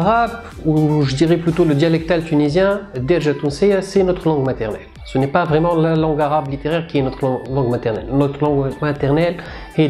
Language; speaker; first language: French; non-native, local second language; Arabic